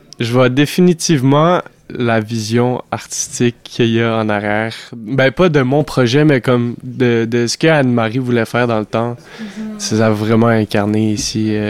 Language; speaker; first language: French; native; French